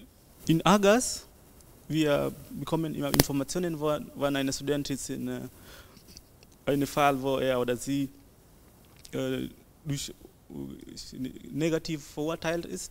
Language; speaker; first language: German; non-native, learner; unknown